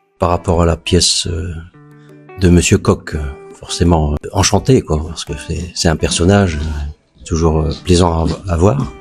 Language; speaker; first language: French; native; French